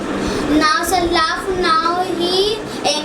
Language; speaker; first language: English; non-native, learner; Hindi